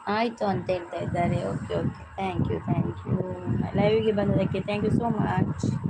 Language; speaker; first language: Kannada; non-native, local second language; Tulu